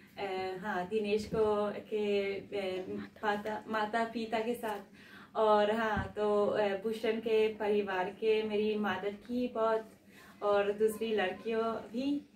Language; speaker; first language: Hindi; non-native, learner; Italian